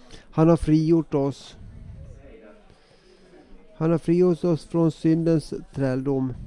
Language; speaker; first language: Swedish; non-native, local second language; Finnish